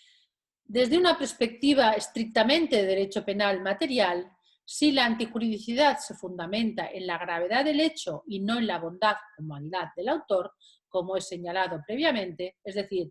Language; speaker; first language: Spanish; native; Spanish